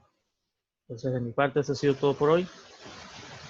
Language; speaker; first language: Spanish; native; Spanish